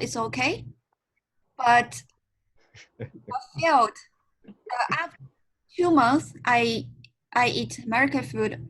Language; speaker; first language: English; non-native, learner; Chinese